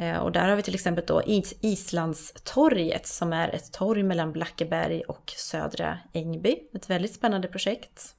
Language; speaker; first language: Swedish; native; Swedish